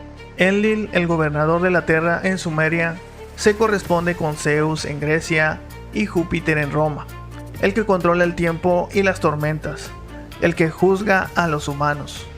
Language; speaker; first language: Spanish; native; Spanish